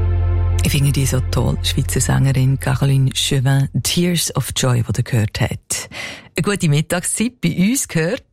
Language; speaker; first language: German; native; German